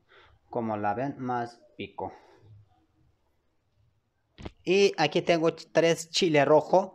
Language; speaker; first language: Spanish; non-native, learner; Turkish